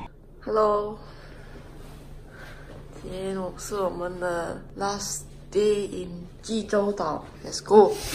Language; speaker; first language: English; non-native, local second language; Chinese